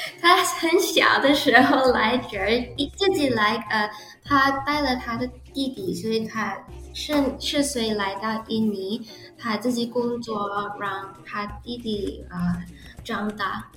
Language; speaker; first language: Chinese; early bilingual, heritage; Indonesian